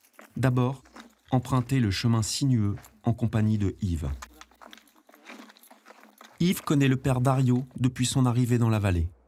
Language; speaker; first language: French; native; French